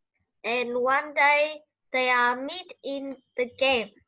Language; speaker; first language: English; non-native, learner; Vietnamese